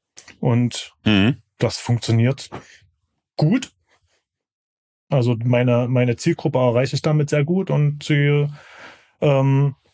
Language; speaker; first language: German; native; German